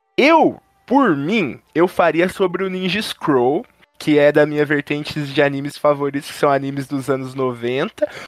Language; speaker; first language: Portuguese; native; Portuguese